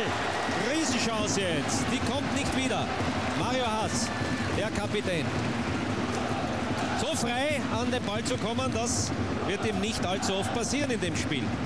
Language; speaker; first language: German; native; German